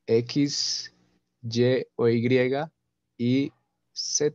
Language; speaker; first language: Spanish; non-native, fluent; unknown